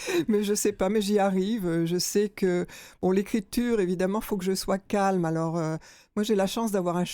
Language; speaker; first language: French; native; French